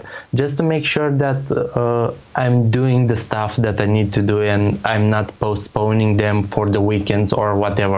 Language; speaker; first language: English; non-native, fluent; Romanian